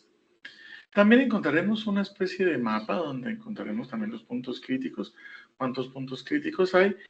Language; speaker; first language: Spanish; native; Spanish